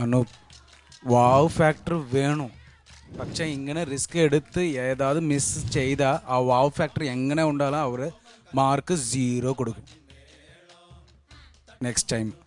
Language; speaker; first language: Malayalam; non-native, learner; Tamil